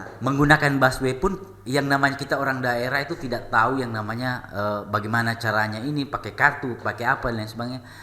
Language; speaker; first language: Indonesian; non-native, local second language; Buginese